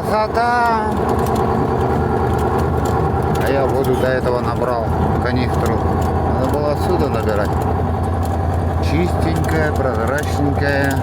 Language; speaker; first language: Russian; native; Russian